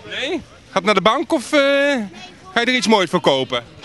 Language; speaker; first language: Dutch; native; Dutch